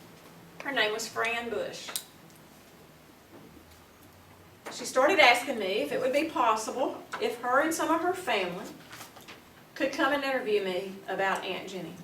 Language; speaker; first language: English; native; English